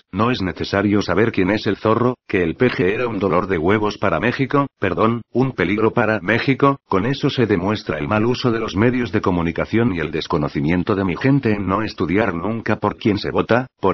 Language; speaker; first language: Spanish; native; Spanish